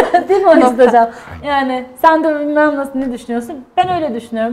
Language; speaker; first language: Turkish; native; Turkish